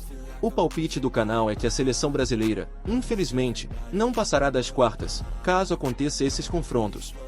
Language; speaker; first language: Portuguese; native; Portuguese